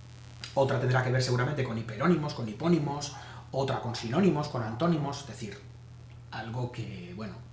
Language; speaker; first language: Spanish; native; Spanish